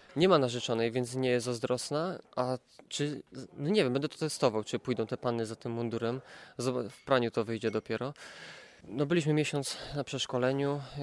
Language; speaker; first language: Polish; native; Polish